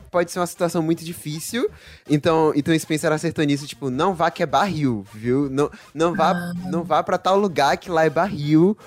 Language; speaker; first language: Portuguese; native; Portuguese